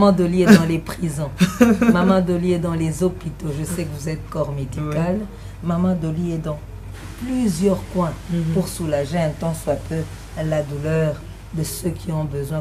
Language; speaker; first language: French; non-native, local second language; Lingala